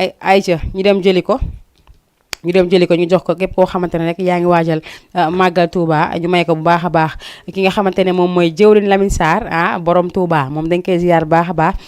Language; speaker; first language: Wolof; native; Wolof